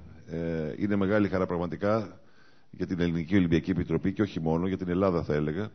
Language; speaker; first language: Greek; native; Greek